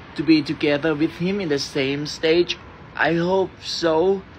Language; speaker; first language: English; non-native, learner; Thai